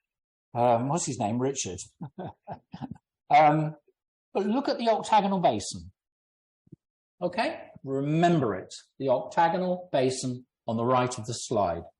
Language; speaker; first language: English; native; English